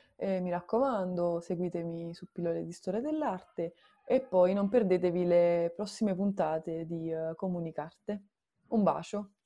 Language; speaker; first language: Italian; native; Italian